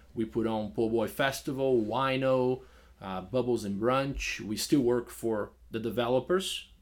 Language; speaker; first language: English; non-native, fluent; Portuguese